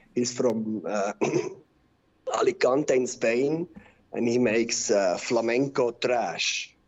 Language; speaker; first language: English; non-native, fluent; Swiss German